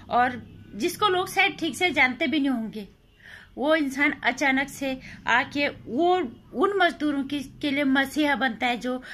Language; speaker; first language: Hindi; native; Hindi